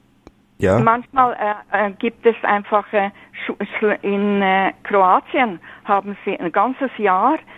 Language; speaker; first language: German; non-native, fluent; Norwegian